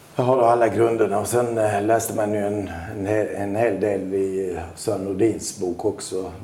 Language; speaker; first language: Swedish; early bilingual, other home language; Albanian